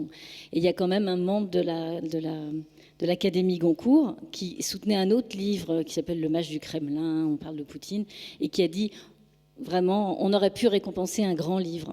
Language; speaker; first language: French; native; French